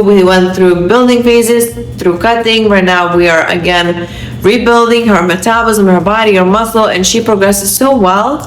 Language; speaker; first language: English; non-native, fluent; Lithuanian